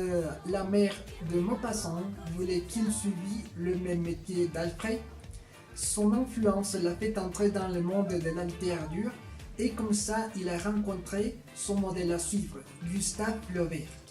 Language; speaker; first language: French; non-native, fluent; Spanish